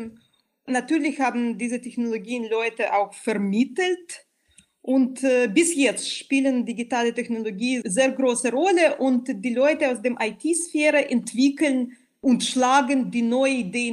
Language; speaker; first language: German; non-native, fluent; Russian